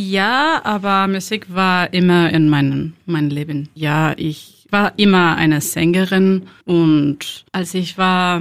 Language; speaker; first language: German; non-native, learner; Spanish